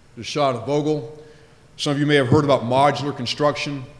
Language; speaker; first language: English; native; English